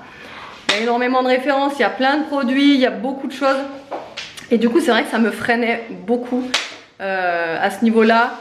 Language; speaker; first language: French; native; French